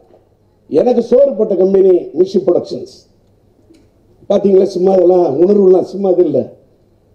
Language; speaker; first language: Tamil; native; Tamil